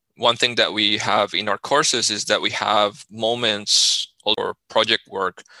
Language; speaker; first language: English; non-native, fluent; Spanish